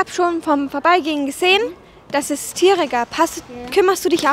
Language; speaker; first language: German; native; German